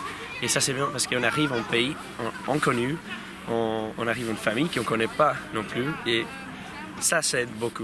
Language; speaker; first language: French; non-native, learner; Spanish